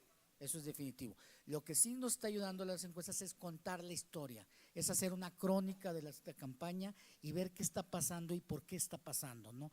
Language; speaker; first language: Spanish; native; Spanish